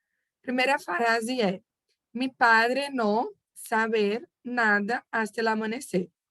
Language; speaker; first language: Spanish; non-native, fluent; Portuguese